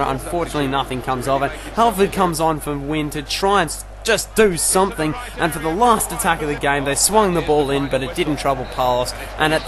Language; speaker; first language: English; native; English